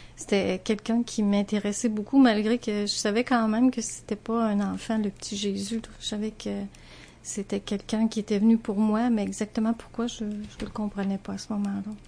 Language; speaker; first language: French; native; French